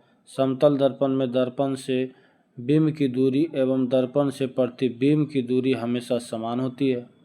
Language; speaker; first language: Hindi; native; Hindi